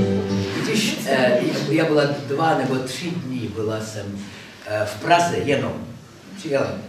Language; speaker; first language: Czech; non-native, learner; Russian